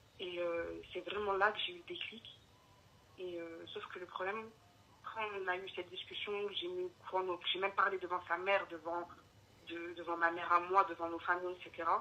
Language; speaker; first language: French; early bilingual, other home language; Arabic